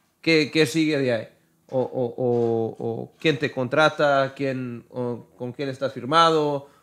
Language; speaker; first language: Spanish; early bilingual, heritage; Spanish